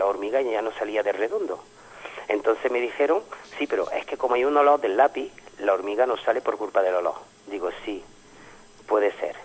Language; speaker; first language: Spanish; early bilingual, heritage; Spanish